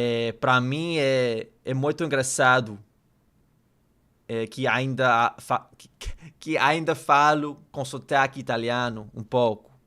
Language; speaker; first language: Portuguese; non-native, learner; English